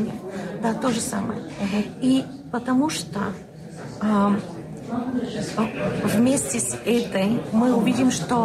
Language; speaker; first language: Russian; non-native, fluent; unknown